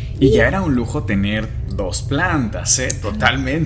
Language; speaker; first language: Spanish; native; Spanish